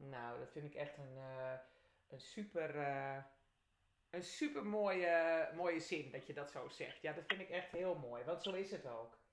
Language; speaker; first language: Dutch; native; Dutch